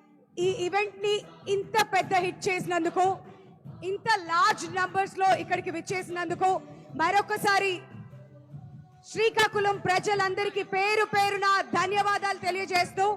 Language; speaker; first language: Telugu; native; Telugu